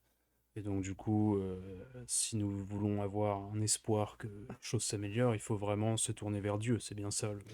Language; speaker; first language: French; native; French